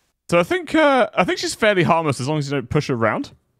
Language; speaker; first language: English; native; English